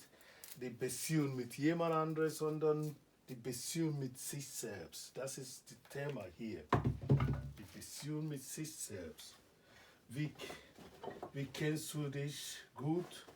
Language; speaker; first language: German; non-native, learner; Igbo